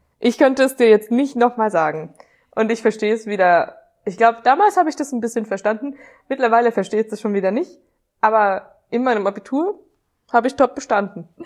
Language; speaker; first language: German; non-native, fluent; Hungarian